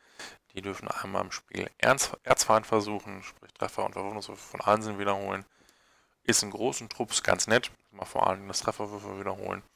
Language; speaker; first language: German; native; German